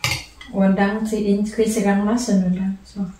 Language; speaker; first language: German; non-native, learner; Vietnamese